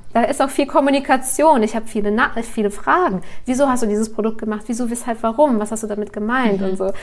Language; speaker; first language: German; early bilingual, other home language; Russian